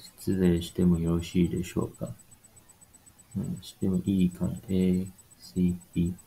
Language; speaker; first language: Japanese; non-native, learner; Chinese